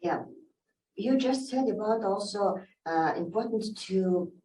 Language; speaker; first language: English; non-native, learner; Mongolian